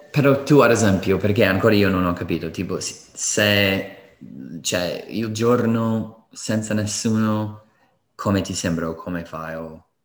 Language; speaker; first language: Italian; non-native, fluent; English